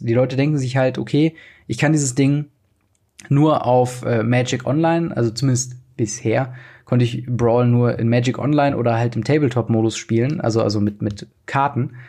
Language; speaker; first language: German; native; German